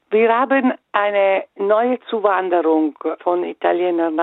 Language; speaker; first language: German; non-native, fluent; Italian